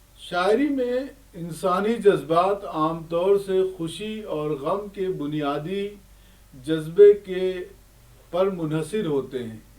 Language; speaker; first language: Urdu; native; Urdu